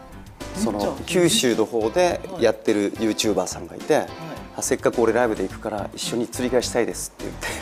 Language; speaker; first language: Japanese; native; Japanese